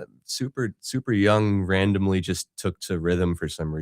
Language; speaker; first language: English; native; English